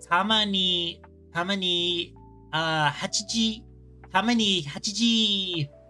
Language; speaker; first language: Japanese; non-native, learner; English